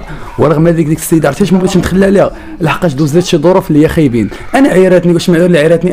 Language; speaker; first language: Arabic; native; Arabic